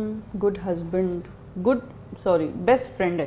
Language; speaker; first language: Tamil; non-native, fluent; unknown